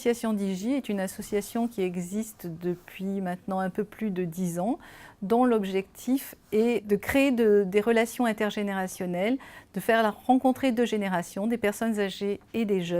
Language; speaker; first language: French; native; French